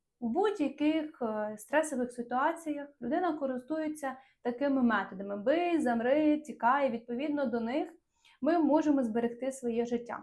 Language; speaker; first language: Ukrainian; non-native, local second language; Russian